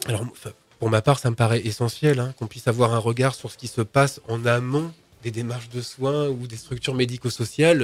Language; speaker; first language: French; native; French